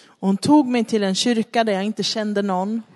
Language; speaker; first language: Swedish; non-native, fluent; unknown